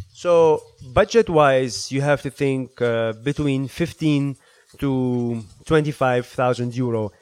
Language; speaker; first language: English; early bilingual, other home language; Arabic